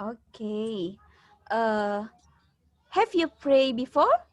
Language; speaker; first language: English; non-native, learner; Indonesian